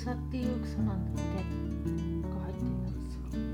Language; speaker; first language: Japanese; native; Japanese